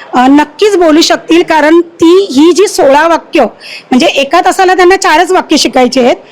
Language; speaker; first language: Marathi; native; Marathi